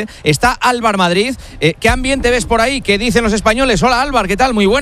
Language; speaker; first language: Spanish; native; Spanish